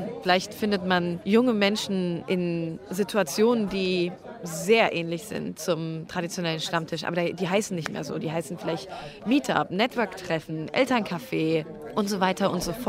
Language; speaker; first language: German; native; German